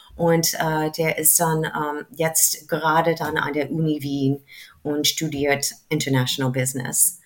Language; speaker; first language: German; non-native, fluent; English